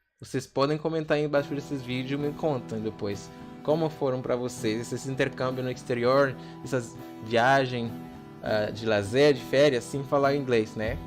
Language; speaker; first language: Portuguese; non-native, fluent; English